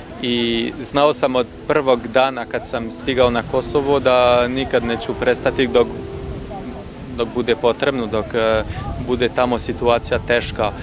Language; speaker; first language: Serbian; non-native, fluent; French